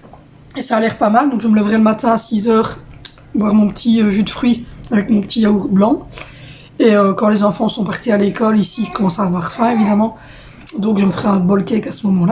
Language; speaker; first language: French; native; French